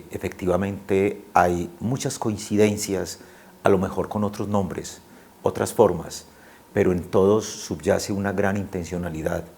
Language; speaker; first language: Spanish; native; Spanish